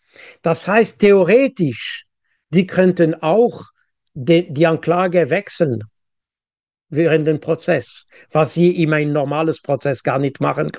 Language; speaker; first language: German; non-native, local second language; French